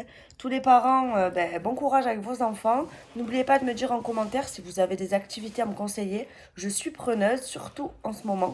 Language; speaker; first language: French; native; French